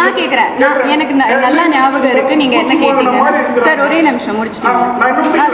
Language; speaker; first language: Tamil; non-native, fluent; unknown